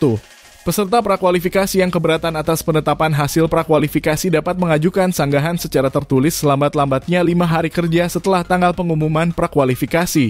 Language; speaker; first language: Indonesian; native; Indonesian